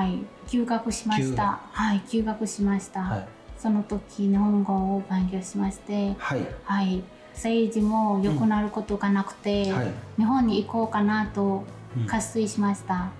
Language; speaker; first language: Japanese; non-native, learner; Burmese